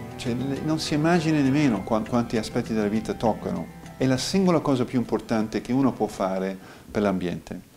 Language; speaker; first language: Italian; non-native, fluent; English